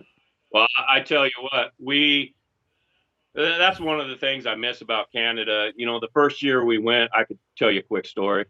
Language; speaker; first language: English; native; English